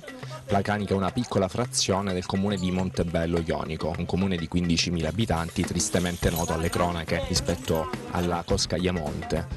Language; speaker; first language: Italian; native; Italian